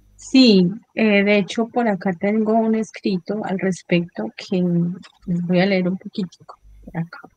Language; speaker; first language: Spanish; native; Spanish